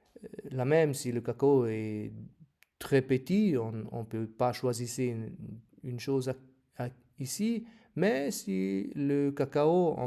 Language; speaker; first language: French; non-native, learner; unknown